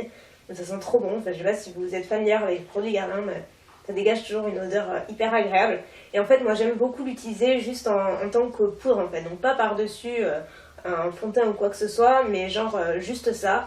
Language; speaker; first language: French; native; French